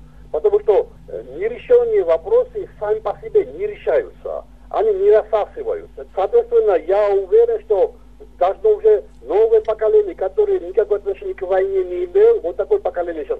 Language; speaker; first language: Russian; non-native, local second language; Georgian